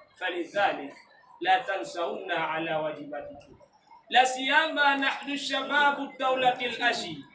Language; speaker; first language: Arabic; non-native, learner; Achinese